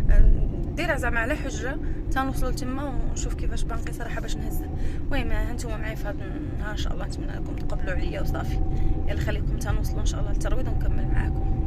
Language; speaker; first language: Arabic; native; Arabic